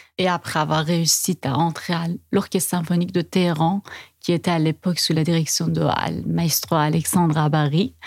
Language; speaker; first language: French; non-native, fluent; Persian